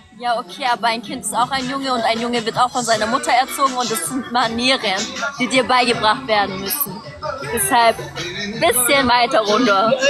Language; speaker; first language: German; early bilingual, other home language; Kurdish